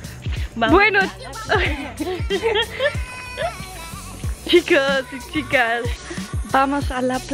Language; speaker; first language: Spanish; non-native, learner; English